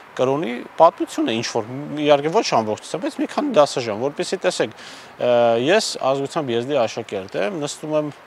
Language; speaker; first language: Armenian; non-native, local second language; Kurdish